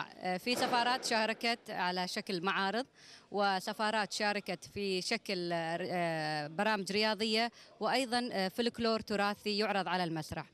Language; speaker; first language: Arabic; native; Arabic